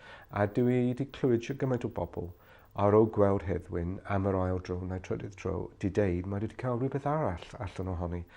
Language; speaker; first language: Welsh; non-native, fluent; English